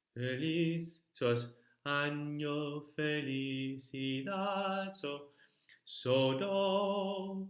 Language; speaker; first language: Spanish; non-native, fluent; English